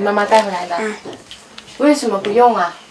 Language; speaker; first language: Chinese; native; Chinese